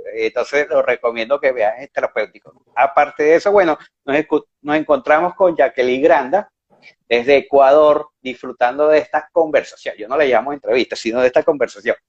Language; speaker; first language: Spanish; native; Spanish